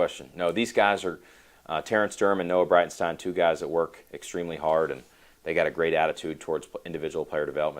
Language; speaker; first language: English; native; English